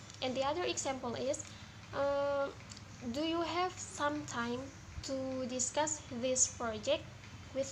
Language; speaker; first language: English; non-native, learner; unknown